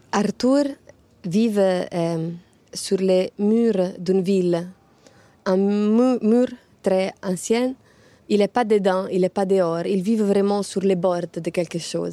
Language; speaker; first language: French; non-native, fluent; Italian